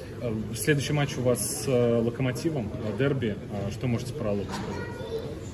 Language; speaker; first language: Russian; native; Russian